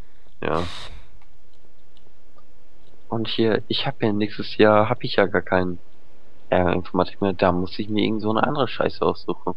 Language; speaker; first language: German; native; German